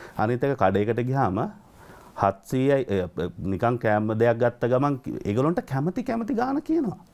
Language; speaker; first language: Sinhala; native; Sinhala